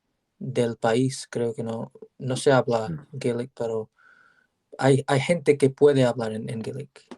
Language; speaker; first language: Spanish; non-native, learner; English